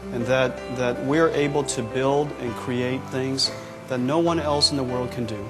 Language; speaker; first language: English; early bilingual, other home language; Chinese